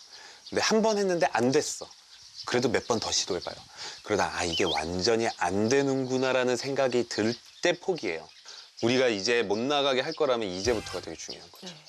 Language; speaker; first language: Korean; native; Korean